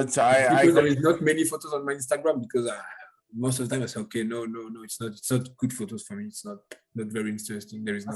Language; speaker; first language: English; non-native, learner; French